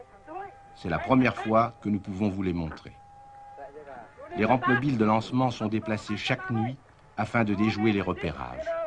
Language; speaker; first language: French; native; French